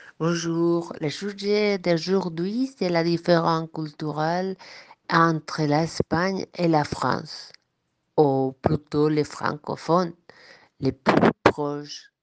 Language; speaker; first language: French; non-native, fluent; Spanish